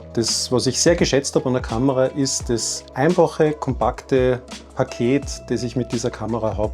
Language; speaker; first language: German; native; German